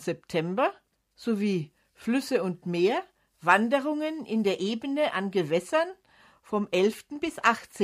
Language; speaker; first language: German; native; German